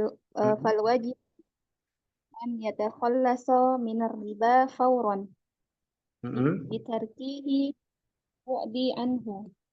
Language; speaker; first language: Arabic; non-native, learner; Indonesian